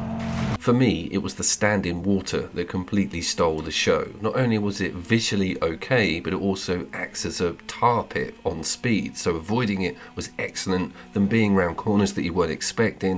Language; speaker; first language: English; native; English